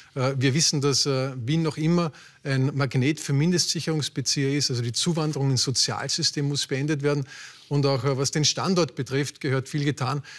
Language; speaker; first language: German; native; German